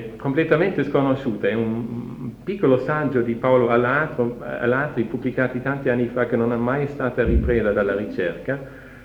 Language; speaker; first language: Italian; non-native, fluent; German